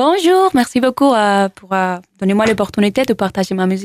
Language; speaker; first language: French; non-native, learner; Spanish